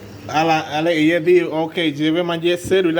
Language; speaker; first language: French; non-native, fluent; Spanish